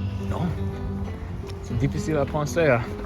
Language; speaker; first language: French; non-native, learner; English